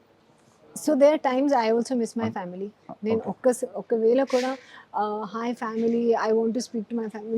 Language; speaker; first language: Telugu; non-native, learner; Hindi